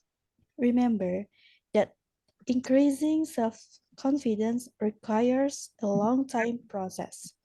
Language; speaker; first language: English; non-native, learner; Indonesian